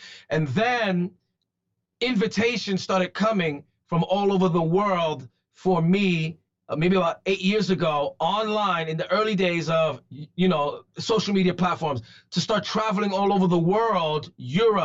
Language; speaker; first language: English; native; English